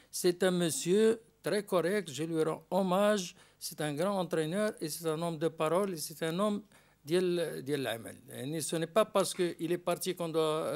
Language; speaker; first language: French; non-native, local second language; Arabic